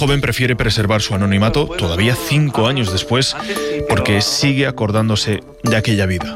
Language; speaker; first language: Spanish; native; Spanish